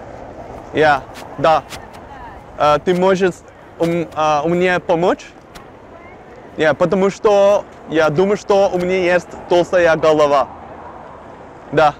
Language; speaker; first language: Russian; non-native, learner; Dutch